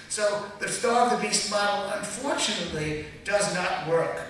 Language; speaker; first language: English; native; English